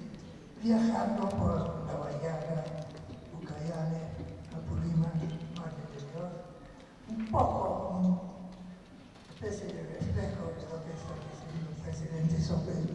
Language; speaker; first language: Spanish; non-native, fluent; English